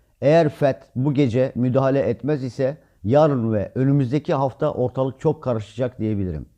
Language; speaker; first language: Turkish; native; Turkish